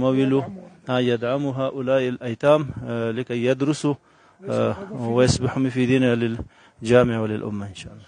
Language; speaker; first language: Arabic; non-native, fluent; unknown